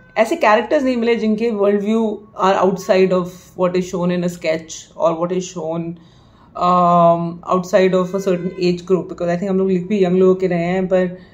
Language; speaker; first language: Hindi; native; Hindi